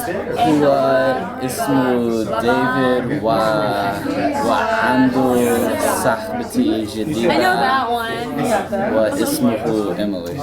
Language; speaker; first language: Arabic; non-native, learner; English